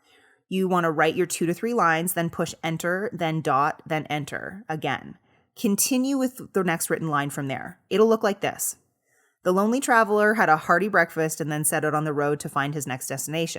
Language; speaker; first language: English; native; English